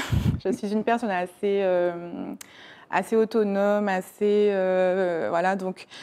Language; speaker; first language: French; native; French